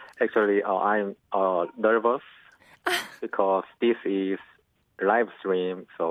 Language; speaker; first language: English; non-native, learner; Korean